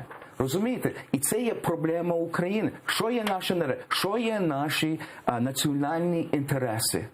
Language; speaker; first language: Ukrainian; early bilingual, heritage; English